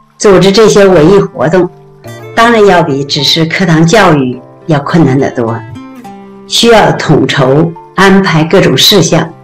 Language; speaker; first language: Chinese; native; Chinese